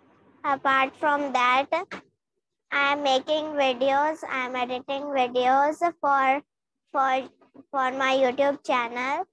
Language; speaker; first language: English; non-native, learner; Hindi